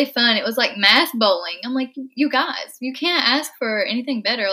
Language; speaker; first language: English; native; English